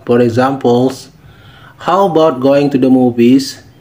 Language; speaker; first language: English; non-native, fluent; Indonesian